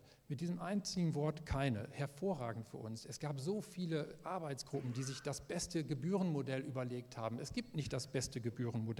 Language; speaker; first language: German; native; German